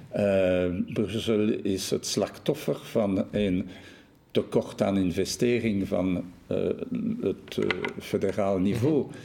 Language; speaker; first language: Dutch; non-native, local second language; French